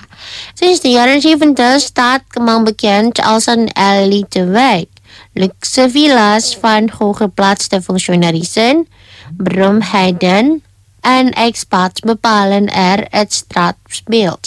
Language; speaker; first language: Dutch; non-native, fluent; Indonesian